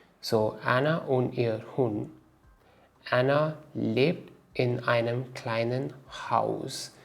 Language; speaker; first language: German; non-native, learner; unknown